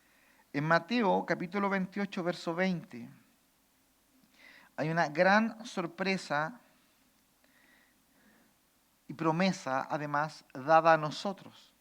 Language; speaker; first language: Spanish; native; Spanish